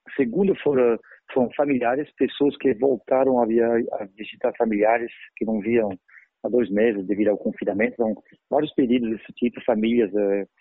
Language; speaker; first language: Portuguese; non-native, fluent; French